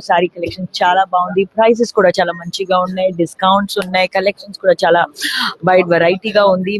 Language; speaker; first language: Telugu; non-native, learner; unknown